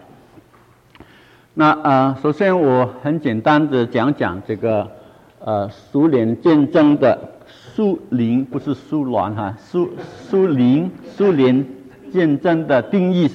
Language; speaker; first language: Chinese; non-native, local second language; Cantonese